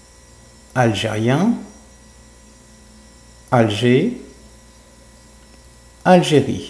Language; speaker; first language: French; non-native, fluent; English